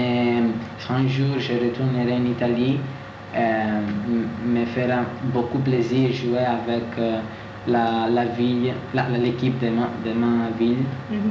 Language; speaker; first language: French; non-native, learner; Italian